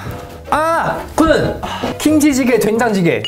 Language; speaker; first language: Korean; non-native, learner; Chinese